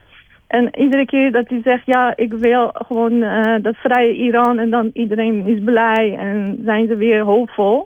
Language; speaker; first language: Dutch; non-native, fluent; Persian